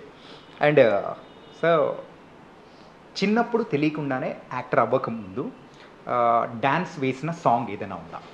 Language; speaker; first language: Telugu; native; Telugu